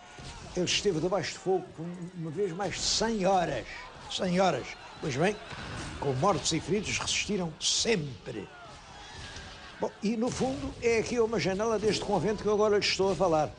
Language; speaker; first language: Portuguese; native; Portuguese